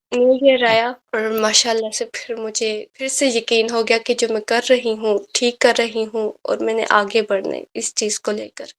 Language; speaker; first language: Urdu; native; Urdu